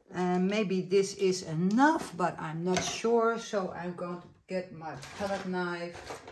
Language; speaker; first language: English; non-native, fluent; Dutch